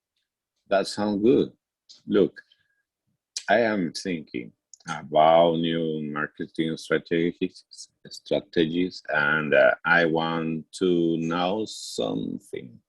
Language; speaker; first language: English; non-native, learner; Spanish